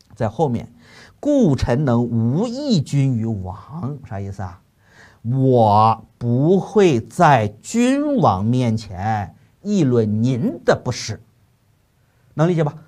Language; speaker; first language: Chinese; native; Chinese